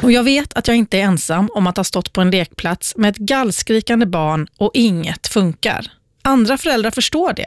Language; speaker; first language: Swedish; native; Swedish